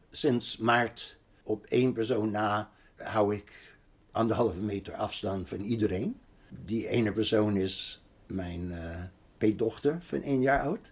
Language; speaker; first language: Dutch; non-native, fluent; English